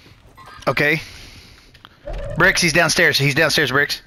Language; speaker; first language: English; native; English